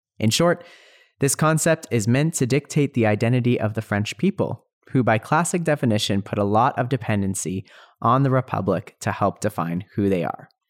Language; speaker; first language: English; native; English